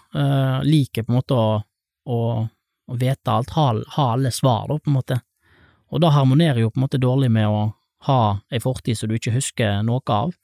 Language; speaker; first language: Norwegian; native; Norwegian